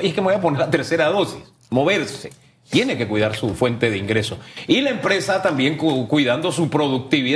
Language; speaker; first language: Spanish; native; Spanish